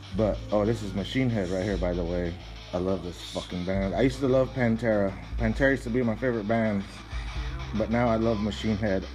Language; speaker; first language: English; native; English